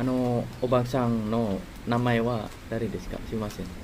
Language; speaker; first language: Japanese; non-native, learner; Indonesian